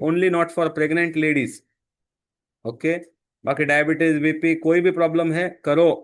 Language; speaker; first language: Hindi; non-native, local second language; Marathi